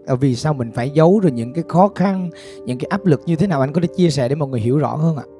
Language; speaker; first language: Vietnamese; native; Vietnamese